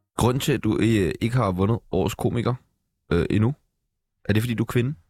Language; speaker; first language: Danish; native; Danish